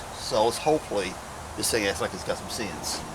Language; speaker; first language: English; native; English